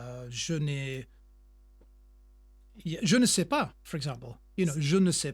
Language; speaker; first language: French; non-native, fluent; English